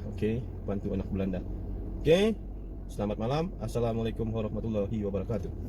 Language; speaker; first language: Indonesian; native; Indonesian